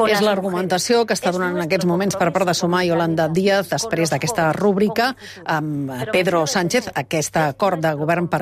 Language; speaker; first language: Catalan; native; Catalan